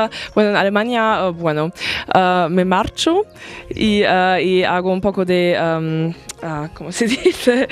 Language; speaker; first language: Spanish; non-native, fluent; German